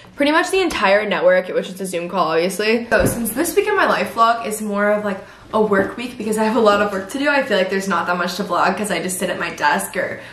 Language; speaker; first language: English; native; English